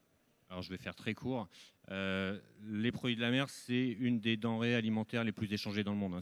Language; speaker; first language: French; native; French